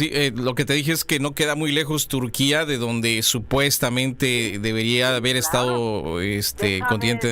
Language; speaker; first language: Spanish; native; Spanish